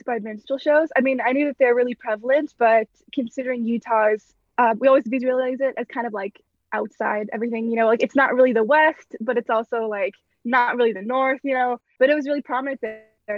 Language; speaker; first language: English; native; English